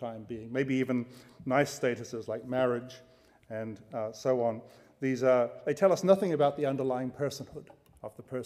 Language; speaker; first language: English; native; English